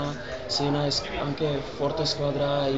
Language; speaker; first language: Italian; non-native, learner; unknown